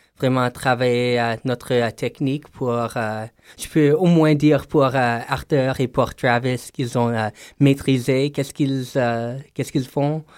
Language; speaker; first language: French; non-native, local second language; English